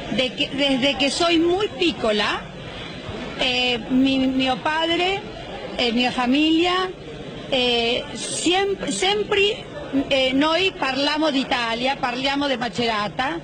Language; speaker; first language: Italian; non-native, learner; Spanish